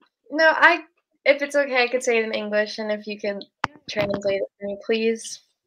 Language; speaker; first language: English; native; English